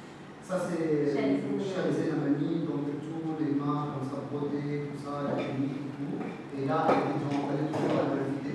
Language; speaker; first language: French; non-native, local second language; Arabic